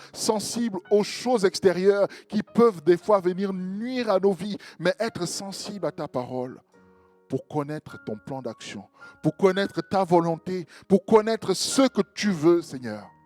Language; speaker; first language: French; native; French